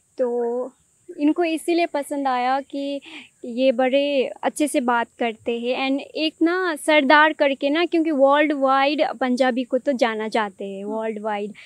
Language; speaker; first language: Hindi; non-native, local second language; Nepali